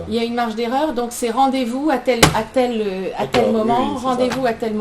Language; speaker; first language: French; native; French